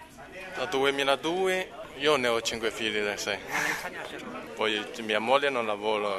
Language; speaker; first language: Italian; non-native, learner; Chinese